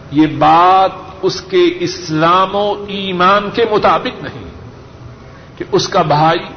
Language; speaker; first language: Urdu; non-native, local second language; Punjabi